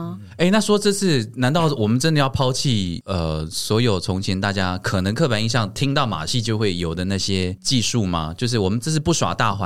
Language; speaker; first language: Chinese; native; Chinese